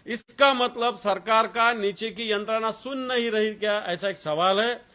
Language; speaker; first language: Hindi; non-native, local second language; Marathi